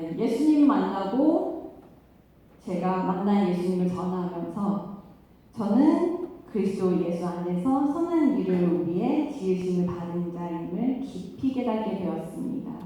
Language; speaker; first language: Korean; non-native, fluent; Cantonese